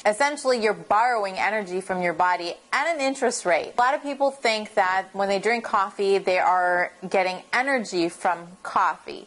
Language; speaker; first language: English; native; English